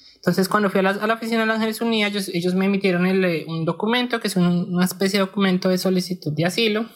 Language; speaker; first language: Spanish; native; Spanish